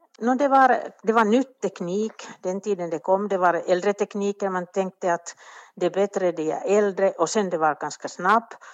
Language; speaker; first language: Swedish; non-native, local second language; Finnish